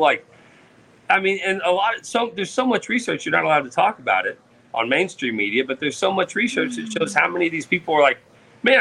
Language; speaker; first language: English; native; English